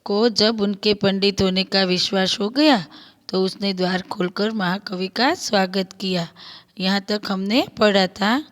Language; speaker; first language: Hindi; non-native, local second language; Gujarati